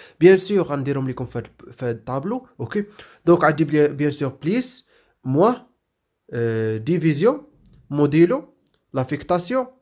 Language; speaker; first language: French; non-native, local second language; Arabic